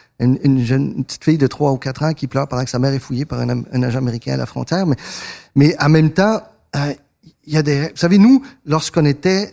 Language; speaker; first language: French; early bilingual, other home language; Spanish